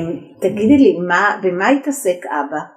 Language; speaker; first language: Hebrew; native; Hebrew